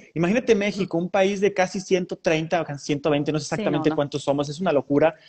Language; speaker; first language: Spanish; native; Spanish